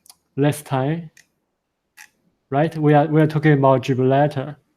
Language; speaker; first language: English; non-native, fluent; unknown